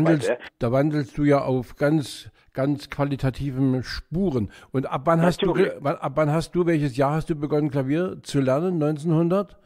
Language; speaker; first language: German; native; German